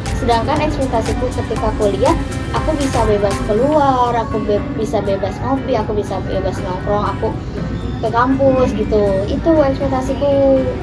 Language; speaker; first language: Indonesian; native; Indonesian